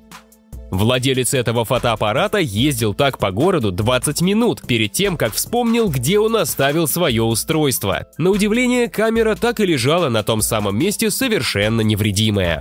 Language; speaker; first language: Russian; native; Russian